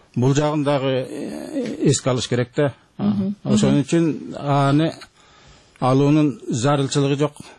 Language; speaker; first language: Kyrgyz; native; Kyrgyz